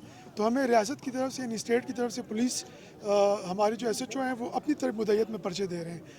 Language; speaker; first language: Urdu; non-native, local second language; Pashto